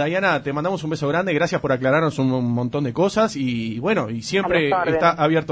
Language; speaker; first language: Spanish; native; Spanish